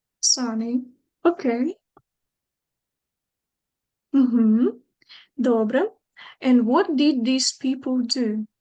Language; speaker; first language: English; non-native, fluent; Ukrainian